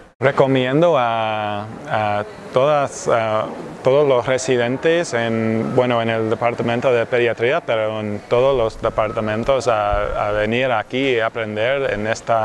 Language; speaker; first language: Spanish; non-native, learner; English